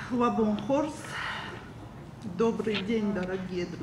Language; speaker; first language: Russian; non-native, local second language; Ossetic